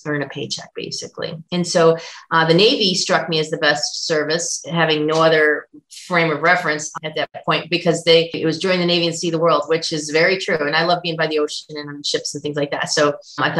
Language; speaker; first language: English; native; English